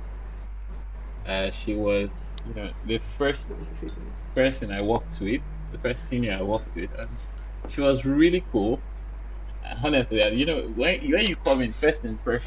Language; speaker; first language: English; non-native, local second language; Bini